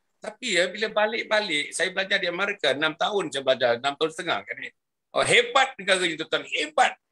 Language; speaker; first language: Malay; native; Malay